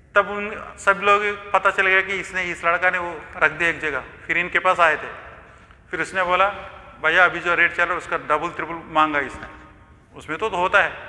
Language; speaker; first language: Hindi; non-native, local second language; Telugu